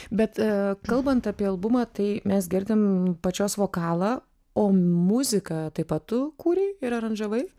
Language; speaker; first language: Lithuanian; native; Lithuanian